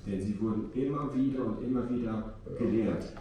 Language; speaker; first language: German; native; German